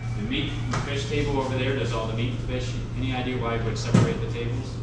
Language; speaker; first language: English; native; English